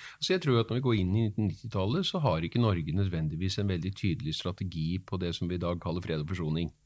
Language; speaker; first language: Norwegian; native; Norwegian